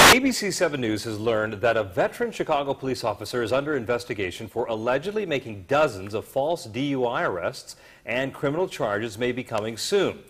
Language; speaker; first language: English; native; English